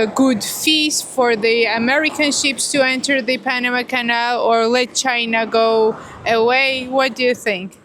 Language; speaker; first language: English; non-native, learner; Georgian